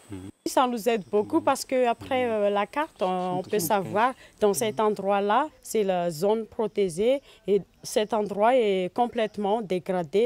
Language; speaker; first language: French; non-native, local second language; Malagasy